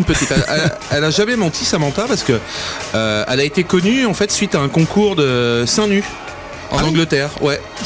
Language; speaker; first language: French; native; French